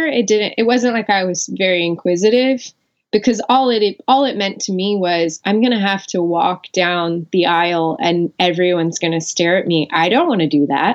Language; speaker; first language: English; native; English